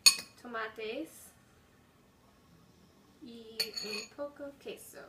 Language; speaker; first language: Spanish; non-native, learner; English